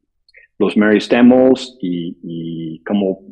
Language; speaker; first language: Spanish; non-native, fluent; English